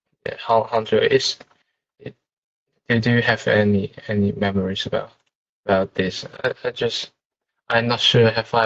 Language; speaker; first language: English; non-native, fluent; Chinese